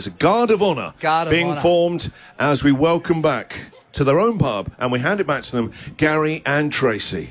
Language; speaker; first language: English; native; English